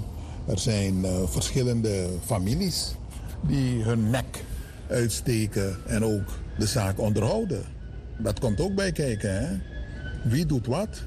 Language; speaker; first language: Dutch; native; Dutch